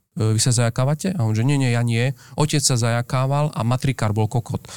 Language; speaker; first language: Slovak; native; Slovak